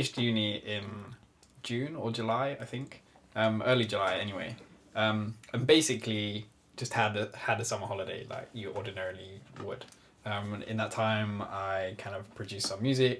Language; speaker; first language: English; native; English